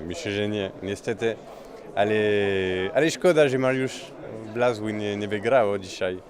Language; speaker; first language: Polish; non-native, learner; French